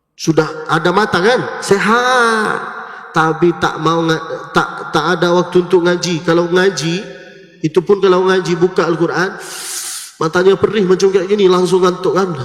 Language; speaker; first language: Malay; non-native, fluent; Arabic